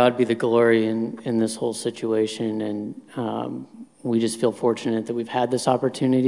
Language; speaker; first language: English; native; English